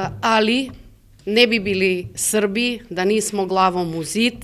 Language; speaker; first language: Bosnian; early bilingual, heritage; Serbian